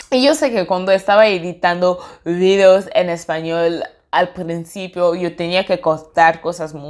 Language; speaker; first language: Spanish; non-native, fluent; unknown